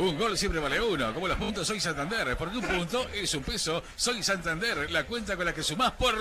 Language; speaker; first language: Spanish; native; Spanish